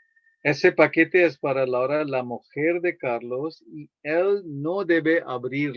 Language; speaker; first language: Spanish; non-native, fluent; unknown